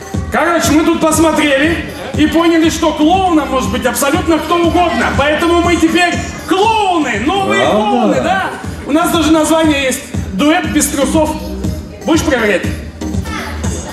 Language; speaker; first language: Russian; native; Russian